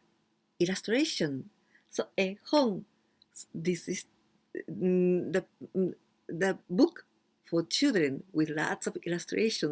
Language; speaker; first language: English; non-native, fluent; Japanese